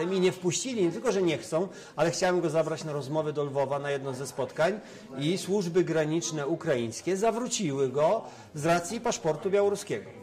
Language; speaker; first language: Russian; non-native, learner; Polish